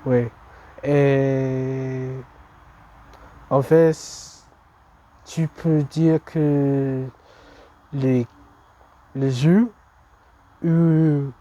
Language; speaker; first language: French; non-native, learner; English